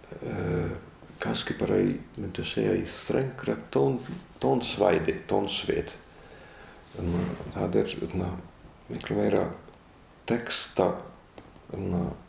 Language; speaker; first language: Icelandic; non-native, fluent; Hungarian